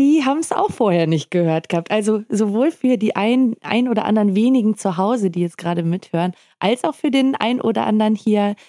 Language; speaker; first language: German; native; German